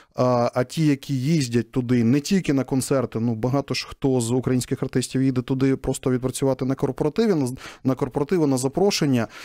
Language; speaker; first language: Ukrainian; native; Ukrainian